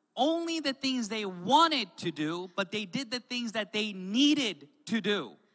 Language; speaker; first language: English; native; English